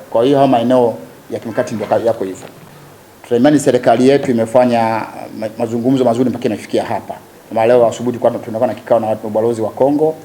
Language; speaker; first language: Swahili; native; Swahili